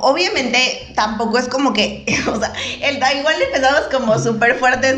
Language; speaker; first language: Spanish; native; Spanish